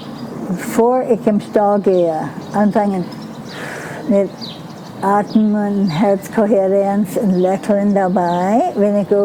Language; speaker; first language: German; non-native, learner; English